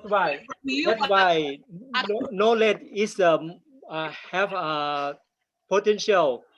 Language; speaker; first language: English; non-native, learner; Thai